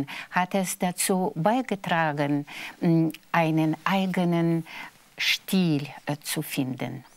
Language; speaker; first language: German; non-native, fluent; Russian